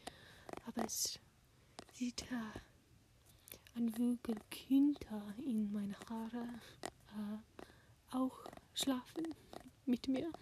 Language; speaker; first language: German; non-native, learner; English